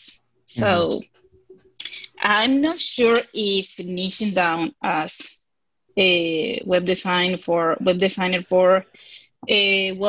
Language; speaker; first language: English; non-native, fluent; Spanish